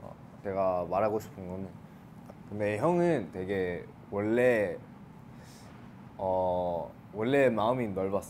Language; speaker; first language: Korean; non-native, fluent; English